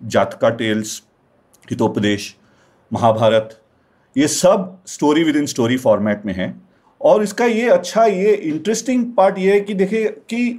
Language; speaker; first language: Hindi; non-native, local second language; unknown